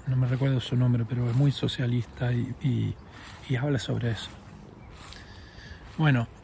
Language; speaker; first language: Spanish; early bilingual, heritage; English